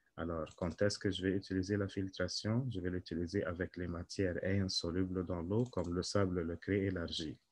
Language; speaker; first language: French; non-native, local second language; Arabic